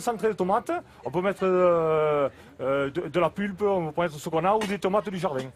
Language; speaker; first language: French; native; French